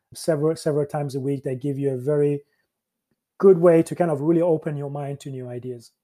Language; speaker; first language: English; early bilingual, other home language; Persian